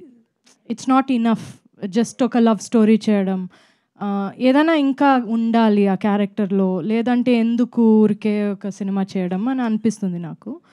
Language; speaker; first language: Telugu; non-native, fluent; Malayalam